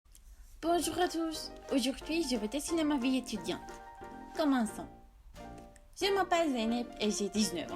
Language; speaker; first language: French; non-native, learner; Turkish